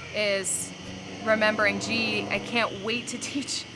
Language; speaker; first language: English; native; English